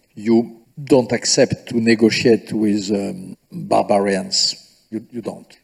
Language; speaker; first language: English; non-native, fluent; French